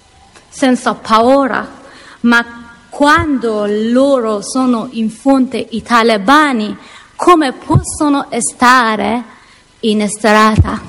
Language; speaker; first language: Italian; non-native, learner; Persian